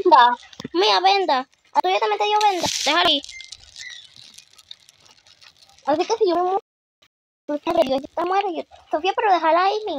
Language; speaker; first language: Spanish; native; Spanish